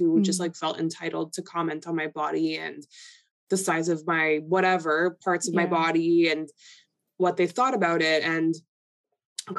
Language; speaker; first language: English; early bilingual, other home language; Polish